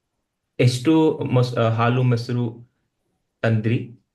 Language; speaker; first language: Kannada; non-native, learner; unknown